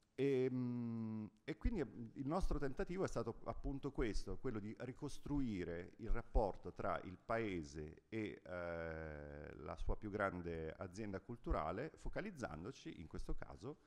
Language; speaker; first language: Italian; native; Italian